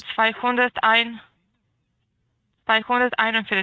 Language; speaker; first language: German; non-native, learner; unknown